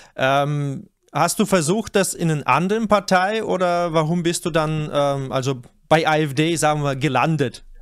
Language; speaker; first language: German; non-native, fluent; Russian